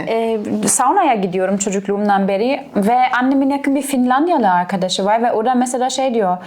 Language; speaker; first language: Turkish; non-native, fluent; German